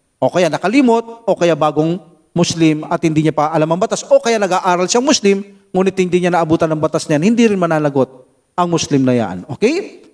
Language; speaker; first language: Filipino; non-native, local second language; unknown